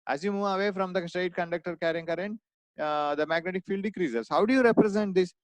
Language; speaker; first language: English; non-native, local second language; Kannada